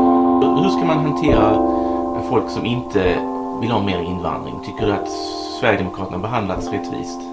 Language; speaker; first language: Swedish; native; Swedish